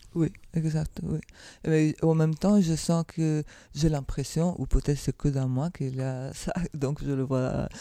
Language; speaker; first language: French; non-native, fluent; Italian